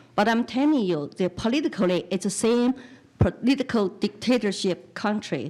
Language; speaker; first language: English; non-native, fluent; Chinese